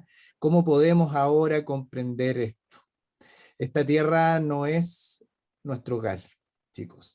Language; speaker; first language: Spanish; native; Spanish